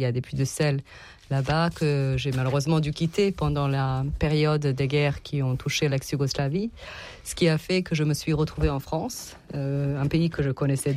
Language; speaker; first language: French; non-native, fluent; Serbian